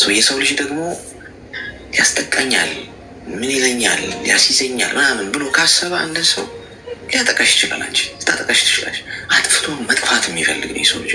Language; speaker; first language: Amharic; native; Amharic